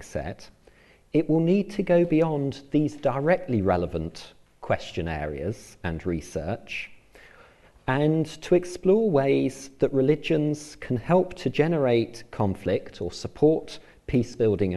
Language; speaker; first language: English; native; English